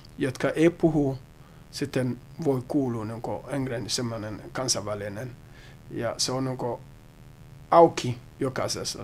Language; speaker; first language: Finnish; non-native, learner; Akan